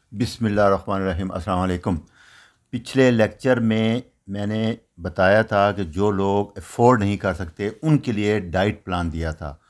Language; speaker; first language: Urdu; non-native, local second language; Punjabi